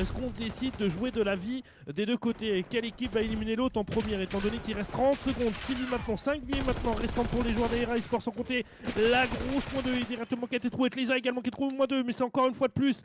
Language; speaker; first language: French; native; French